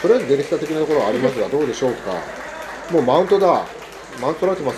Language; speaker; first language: Japanese; native; Japanese